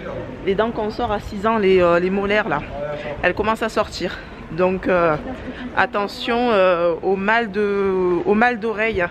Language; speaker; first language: French; native; French